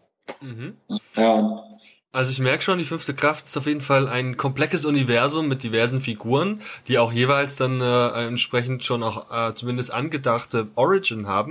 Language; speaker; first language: German; native; German